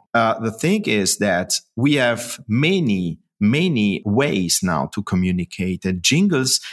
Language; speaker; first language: English; non-native, fluent; Italian